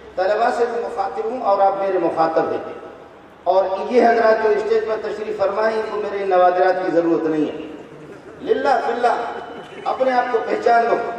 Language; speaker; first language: Urdu; non-native, local second language; Brahui